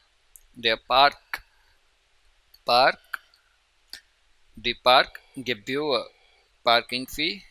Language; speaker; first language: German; non-native, fluent; Urdu